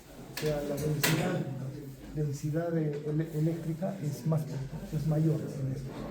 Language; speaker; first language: Spanish; native; Spanish